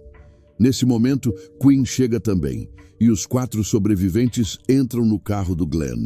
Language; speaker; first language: Portuguese; native; Portuguese